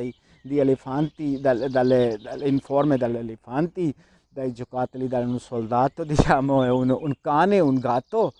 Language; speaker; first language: Italian; non-native, learner; Urdu